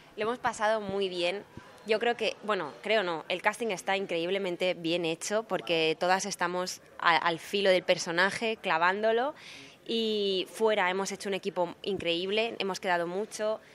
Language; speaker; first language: Spanish; native; Spanish